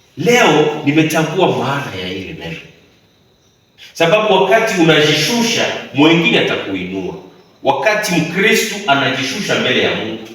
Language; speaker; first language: Swahili; native; Swahili